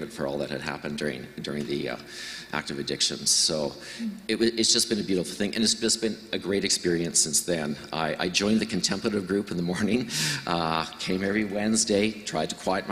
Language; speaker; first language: English; native; English